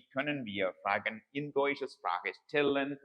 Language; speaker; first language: German; non-native, learner; Malayalam